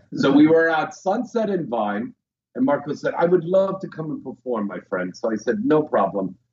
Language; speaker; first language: English; native; English